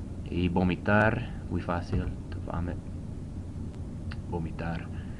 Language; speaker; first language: Spanish; non-native, fluent; English